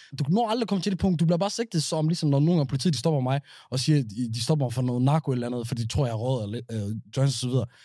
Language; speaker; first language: Danish; early bilingual, other home language; Somali